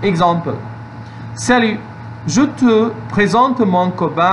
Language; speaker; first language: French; non-native, fluent; Arabic